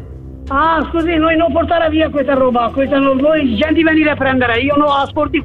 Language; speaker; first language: Italian; non-native, learner; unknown